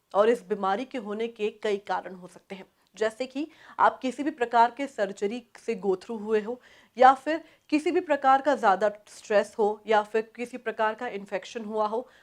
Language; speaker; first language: Hindi; native; Hindi